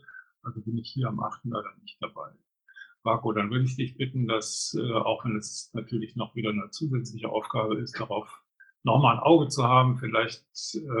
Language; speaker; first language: German; native; German